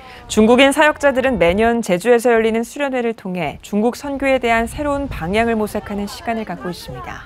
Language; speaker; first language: Korean; native; Korean